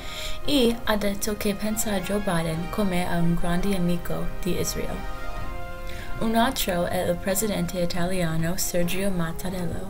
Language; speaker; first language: Italian; non-native, learner; English